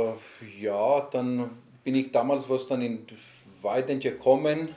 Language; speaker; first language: German; non-native, learner; Greek